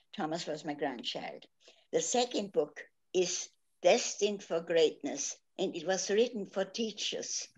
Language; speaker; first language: English; early bilingual, other home language; German